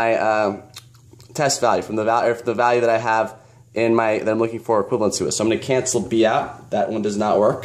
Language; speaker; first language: English; native; English